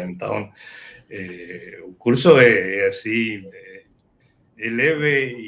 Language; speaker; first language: Portuguese; non-native, fluent; Spanish